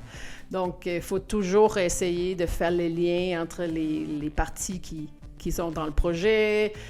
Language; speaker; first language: French; non-native, fluent; Danish